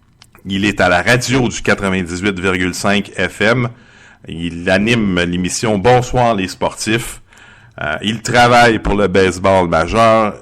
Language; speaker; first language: French; native; French